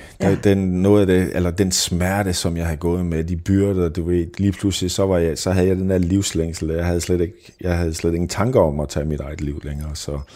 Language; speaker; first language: Danish; native; Danish